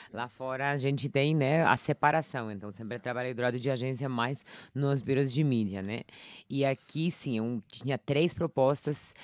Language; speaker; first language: Portuguese; non-native, fluent; Polish